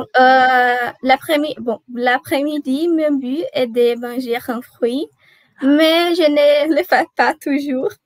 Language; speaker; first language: French; non-native, learner; Portuguese